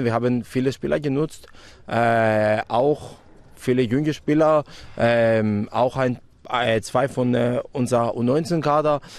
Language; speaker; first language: German; non-native, fluent; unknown